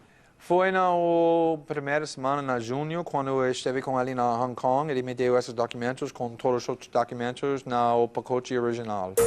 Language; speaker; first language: Portuguese; non-native, fluent; English